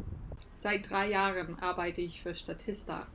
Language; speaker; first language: German; non-native, fluent; English